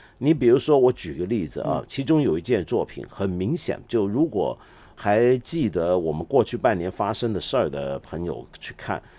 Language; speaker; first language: Chinese; non-native, local second language; Cantonese